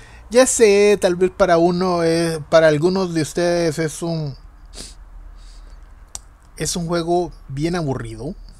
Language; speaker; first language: Spanish; native; Spanish